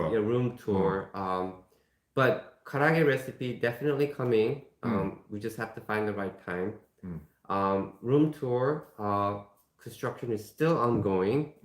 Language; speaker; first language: English; non-native, fluent; Korean